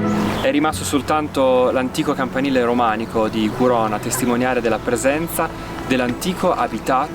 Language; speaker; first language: Italian; native; Italian